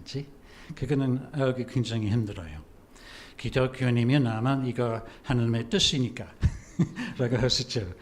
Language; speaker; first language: Korean; non-native, fluent; English